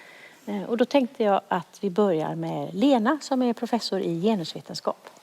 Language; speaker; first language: Swedish; native; Swedish